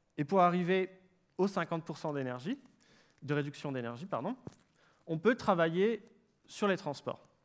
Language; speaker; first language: French; native; French